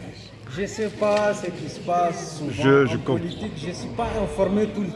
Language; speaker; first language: French; non-native, local second language; Tamasheq